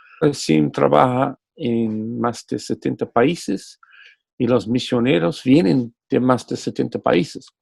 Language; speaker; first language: Spanish; non-native, fluent; English